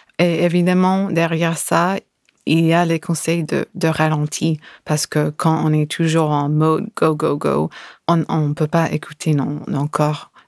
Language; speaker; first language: French; non-native, fluent; English